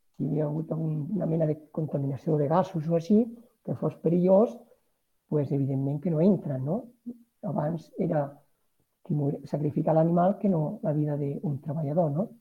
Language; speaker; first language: Catalan; non-native, local second language; Spanish